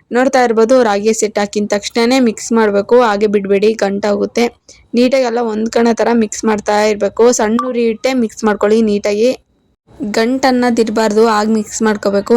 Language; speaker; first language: Kannada; non-native, local second language; Telugu